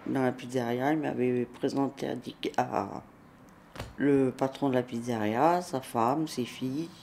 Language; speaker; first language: French; early bilingual, other home language; Italian